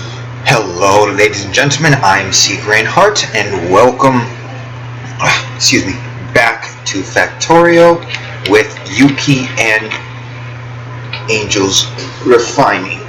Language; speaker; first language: English; native; English